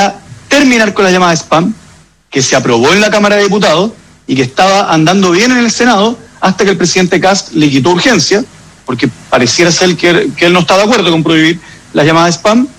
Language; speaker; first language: Spanish; native; Spanish